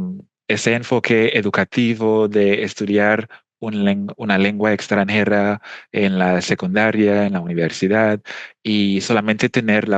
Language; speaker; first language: Spanish; non-native, fluent; English